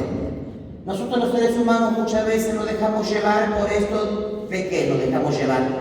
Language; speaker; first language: Spanish; native; Spanish